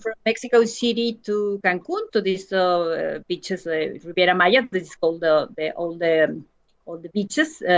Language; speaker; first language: English; non-native, learner; Spanish